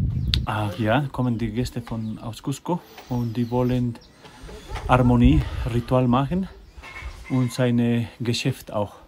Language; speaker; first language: German; non-native, learner; Spanish